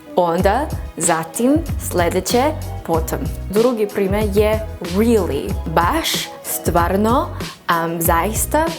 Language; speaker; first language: Croatian; non-native, learner; English